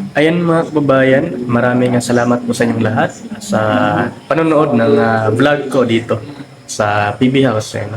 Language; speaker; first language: Filipino; non-native, local second language; Cebuano